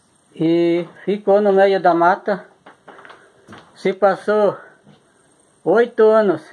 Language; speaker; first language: Portuguese; native; Portuguese